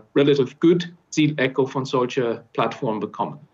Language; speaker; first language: German; non-native, fluent; English